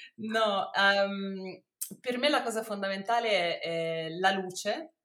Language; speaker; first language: Italian; native; Italian